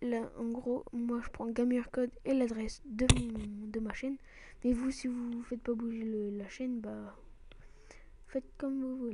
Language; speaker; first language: French; native; French